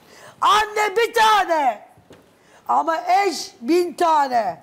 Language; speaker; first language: Turkish; native; Turkish